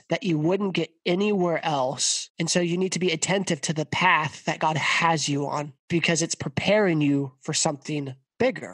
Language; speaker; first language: English; native; English